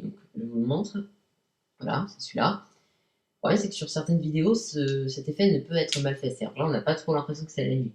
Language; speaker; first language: French; native; French